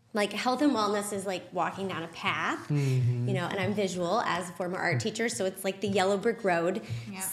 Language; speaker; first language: English; native; English